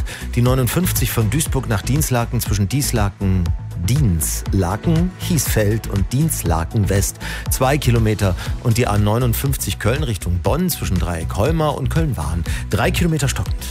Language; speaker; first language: German; native; German